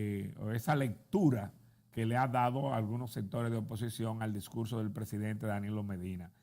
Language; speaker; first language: Spanish; native; Spanish